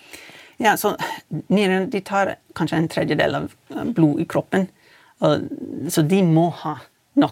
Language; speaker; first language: Norwegian; non-native, fluent; English